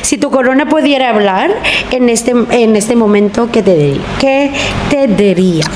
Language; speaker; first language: Spanish; non-native, fluent; Filipino